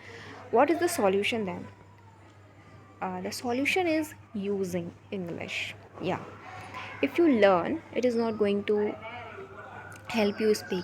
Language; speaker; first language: English; non-native, local second language; Hindi